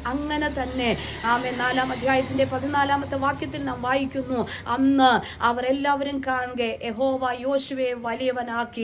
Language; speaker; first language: Malayalam; native; Malayalam